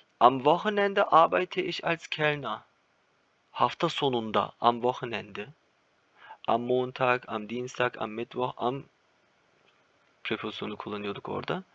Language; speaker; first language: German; non-native, fluent; Turkish